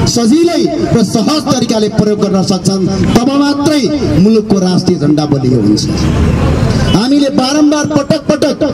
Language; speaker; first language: Nepali; native; Nepali